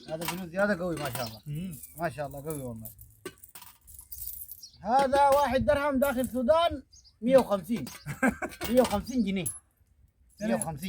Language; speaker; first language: Arabic; non-native, learner; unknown